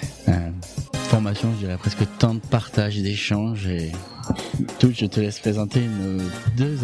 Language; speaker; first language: French; native; French